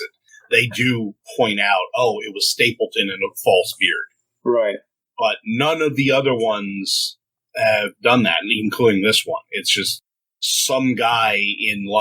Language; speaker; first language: English; native; English